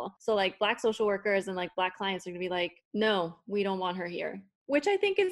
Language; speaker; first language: English; non-native, fluent; Spanish